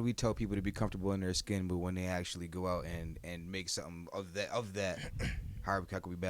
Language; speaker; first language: English; native; English